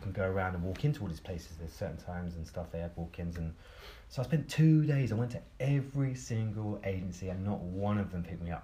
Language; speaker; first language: English; native; English